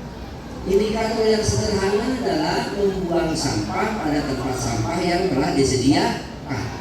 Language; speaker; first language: Indonesian; native; Indonesian